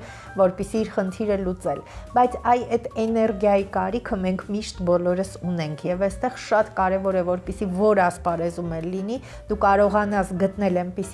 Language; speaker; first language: Armenian; native; Armenian